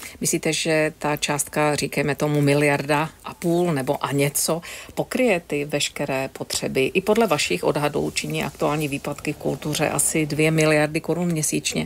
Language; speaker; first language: Czech; native; Czech